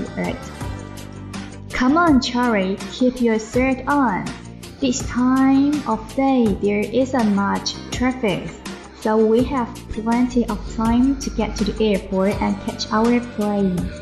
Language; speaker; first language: English; non-native, fluent; Chinese